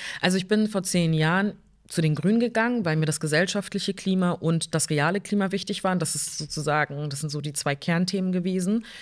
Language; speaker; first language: German; early bilingual, other home language; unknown